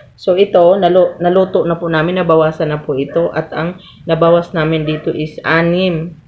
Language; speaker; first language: Filipino; non-native, local second language; Cebuano